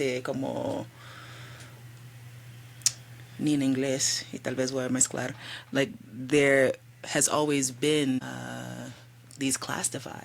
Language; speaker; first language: Spanish; early bilingual, heritage; Spanish